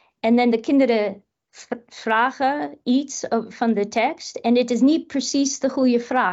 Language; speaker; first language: Dutch; non-native, fluent; English